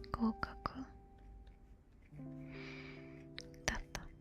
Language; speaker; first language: Japanese; non-native, learner; Spanish